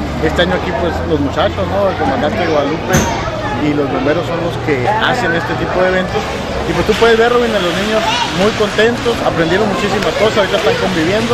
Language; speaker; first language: Spanish; native; Spanish